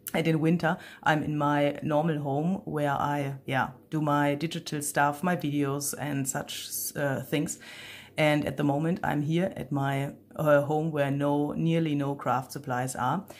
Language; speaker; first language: English; non-native, fluent; German